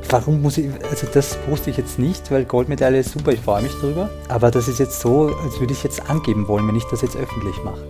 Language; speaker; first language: German; native; German